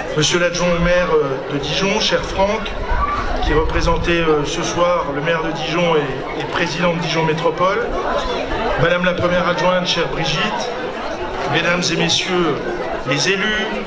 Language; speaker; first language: French; native; French